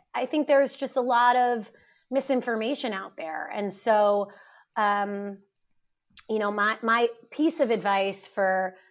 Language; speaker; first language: English; native; English